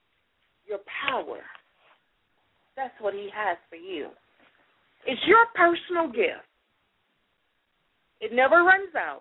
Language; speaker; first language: English; native; English